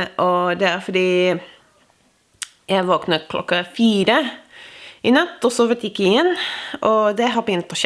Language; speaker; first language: Norwegian; non-native, fluent; English